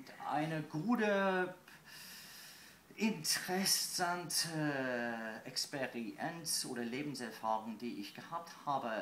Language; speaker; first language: German; non-native, fluent; English